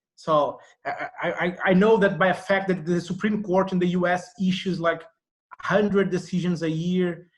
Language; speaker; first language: English; non-native, fluent; Portuguese